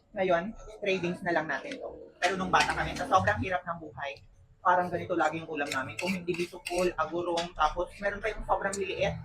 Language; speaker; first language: Filipino; non-native, local second language; Iloko